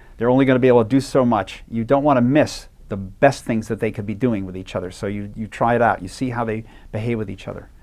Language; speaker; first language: English; native; English